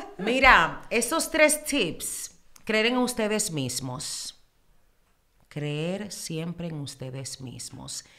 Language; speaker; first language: Spanish; early bilingual, heritage; Spanish